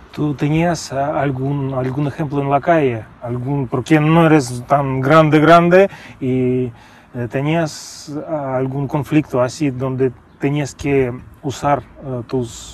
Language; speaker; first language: Spanish; non-native, fluent; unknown